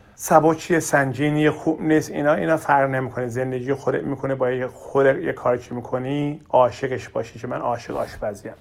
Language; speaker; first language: Persian; non-native, learner; Turkish